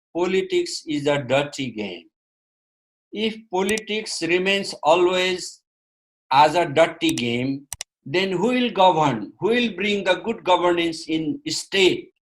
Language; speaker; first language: English; non-native, local second language; Nepali